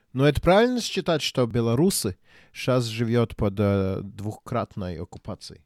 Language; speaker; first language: Russian; non-native, local second language; Latvian